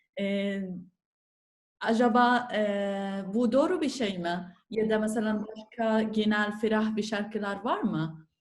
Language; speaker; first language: Turkish; non-native, learner; Arabic